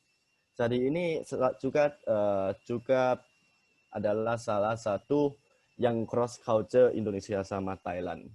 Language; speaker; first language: Indonesian; non-native, fluent; Thai